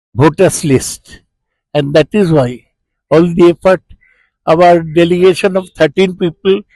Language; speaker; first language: English; non-native, local second language; Bangla